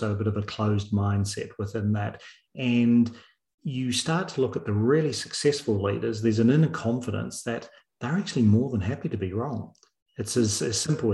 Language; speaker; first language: English; native; English